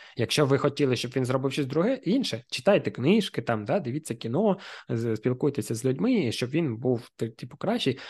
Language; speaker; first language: Ukrainian; non-native, local second language; Russian